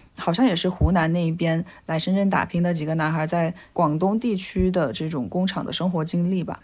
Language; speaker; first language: Chinese; native; Chinese